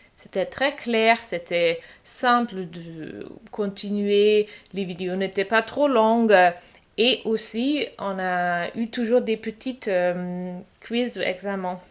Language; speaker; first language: French; non-native, fluent; German